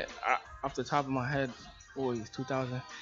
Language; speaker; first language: English; native; English